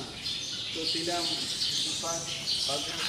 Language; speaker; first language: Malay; non-native, learner; Bangla